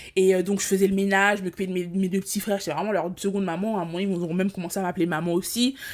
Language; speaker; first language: French; early bilingual, other home language; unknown